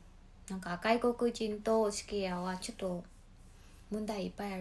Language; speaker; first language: Japanese; non-native, learner; Mongolian